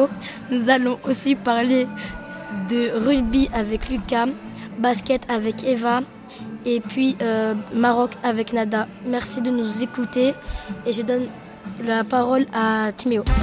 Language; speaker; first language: French; native; French